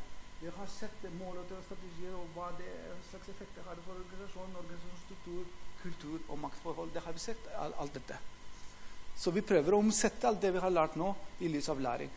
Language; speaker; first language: Norwegian; non-native, fluent; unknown